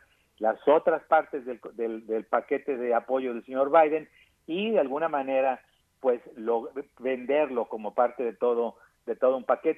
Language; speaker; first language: Spanish; native; Spanish